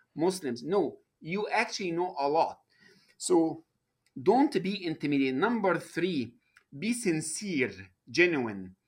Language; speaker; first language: English; non-native, fluent; Arabic